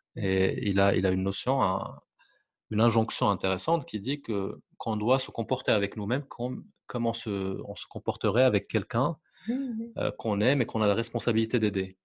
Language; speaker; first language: French; non-native, local second language; Arabic